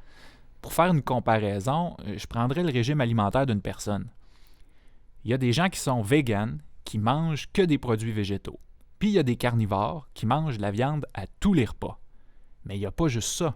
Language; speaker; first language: French; native; French